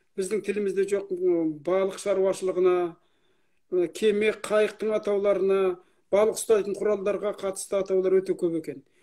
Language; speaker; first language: Kazakh; native; Kazakh